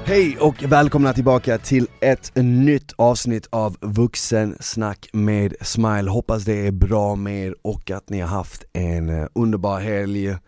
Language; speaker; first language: Swedish; native; Swedish